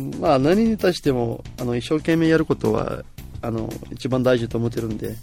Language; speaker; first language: Japanese; non-native, fluent; Portuguese